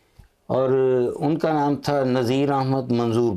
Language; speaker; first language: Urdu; non-native, local second language; Punjabi